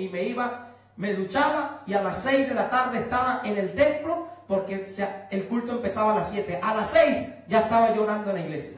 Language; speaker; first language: Spanish; native; Spanish